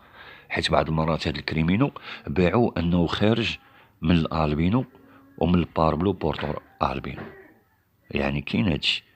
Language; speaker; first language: Arabic; native; Arabic